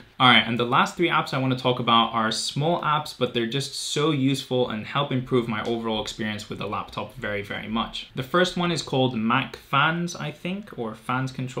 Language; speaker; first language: English; native; English